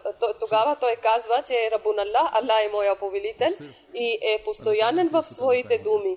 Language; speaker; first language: Bulgarian; non-native, local second language; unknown